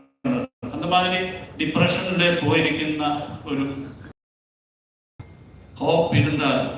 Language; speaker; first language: Tamil; non-native, learner; Malayalam